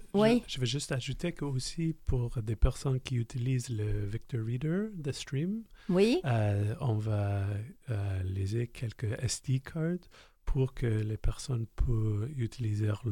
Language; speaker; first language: French; non-native, fluent; English